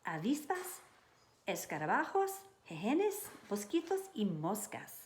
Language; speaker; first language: Spanish; non-native, learner; English